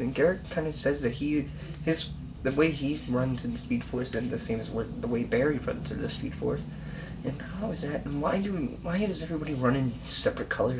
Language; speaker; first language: English; native; English